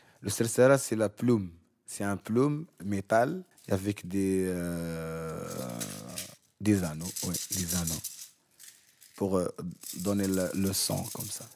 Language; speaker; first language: French; non-native, learner; Arabic